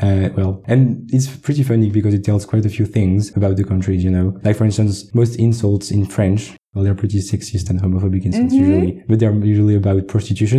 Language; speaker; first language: English; non-native, fluent; French